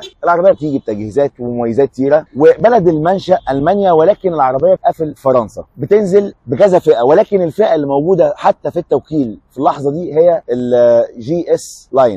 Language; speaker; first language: Arabic; native; Arabic